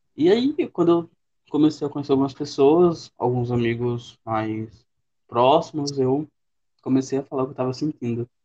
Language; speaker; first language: Portuguese; native; Portuguese